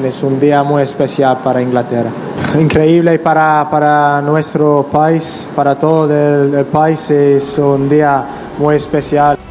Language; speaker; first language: Spanish; non-native, learner; English